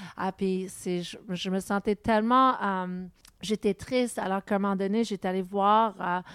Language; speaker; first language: French; non-native, local second language; English